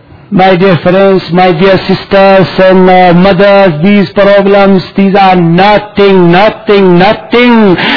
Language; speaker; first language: English; non-native, local second language; Urdu